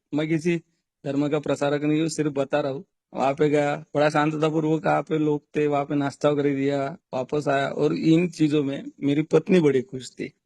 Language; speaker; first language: Hindi; non-native, local second language; Marathi